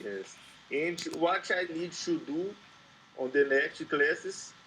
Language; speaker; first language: English; non-native, learner; Portuguese